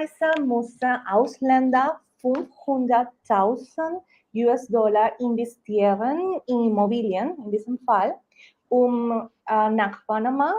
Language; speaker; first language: German; non-native, learner; Spanish